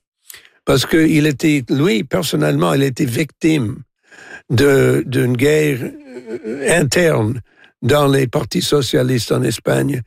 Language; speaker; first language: French; non-native, local second language; English